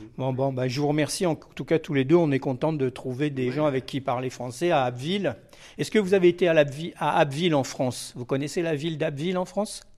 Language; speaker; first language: French; native; French